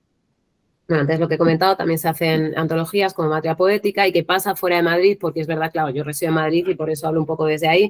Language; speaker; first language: Spanish; native; Spanish